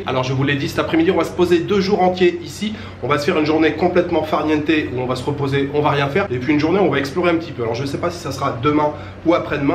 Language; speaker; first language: French; native; French